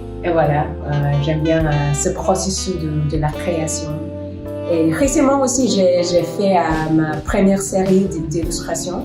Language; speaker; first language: French; non-native, fluent; Filipino